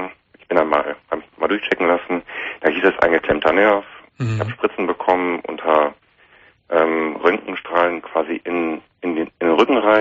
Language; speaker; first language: German; native; German